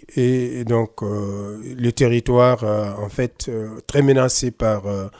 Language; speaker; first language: French; non-native, local second language; Mossi